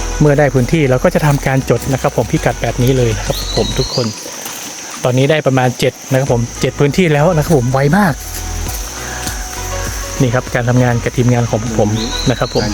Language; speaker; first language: Thai; native; Thai